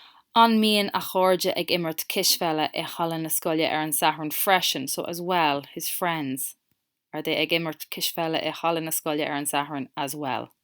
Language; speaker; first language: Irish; non-native, local second language; English